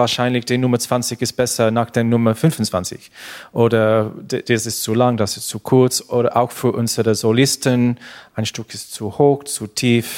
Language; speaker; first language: German; non-native, learner; English